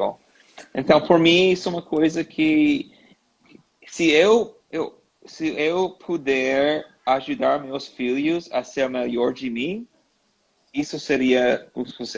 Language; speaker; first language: Portuguese; non-native, learner; English